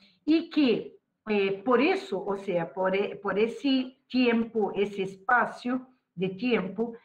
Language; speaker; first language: Spanish; non-native, fluent; Portuguese